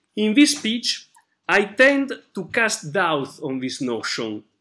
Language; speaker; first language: English; non-native, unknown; Italian